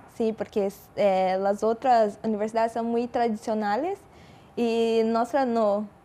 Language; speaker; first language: Spanish; non-native, learner; Portuguese